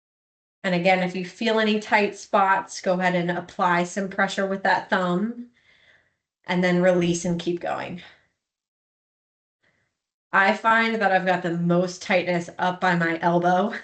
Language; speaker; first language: English; native; English